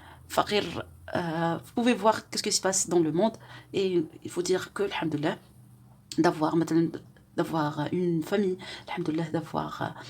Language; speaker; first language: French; non-native, local second language; Arabic